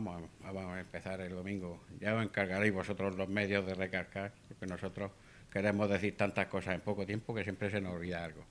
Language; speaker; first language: Spanish; native; Spanish